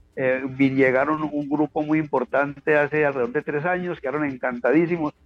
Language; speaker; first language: Spanish; native; Spanish